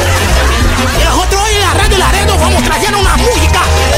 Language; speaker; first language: Spanish; non-native, learner; Portuguese